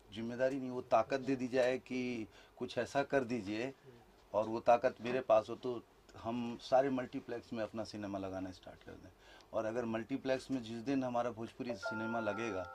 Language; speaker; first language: Hindi; native; Hindi